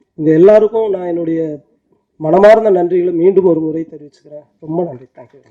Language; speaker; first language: Tamil; native; Tamil